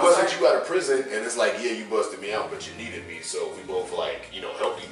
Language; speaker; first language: English; native; English